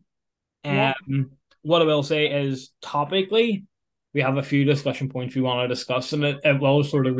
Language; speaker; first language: English; native; English